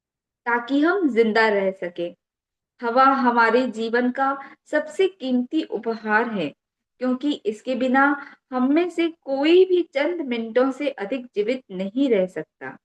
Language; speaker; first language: Hindi; native; Hindi